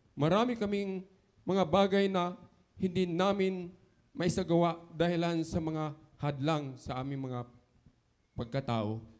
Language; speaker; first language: Filipino; native; Filipino